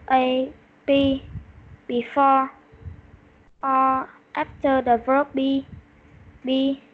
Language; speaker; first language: English; non-native, learner; Vietnamese